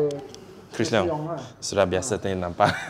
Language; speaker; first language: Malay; non-native, local second language; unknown